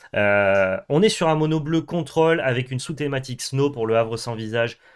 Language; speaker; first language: French; native; French